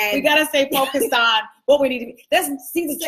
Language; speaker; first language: English; native; English